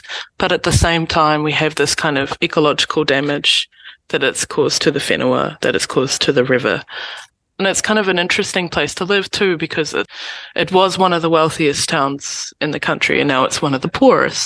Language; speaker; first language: English; native; English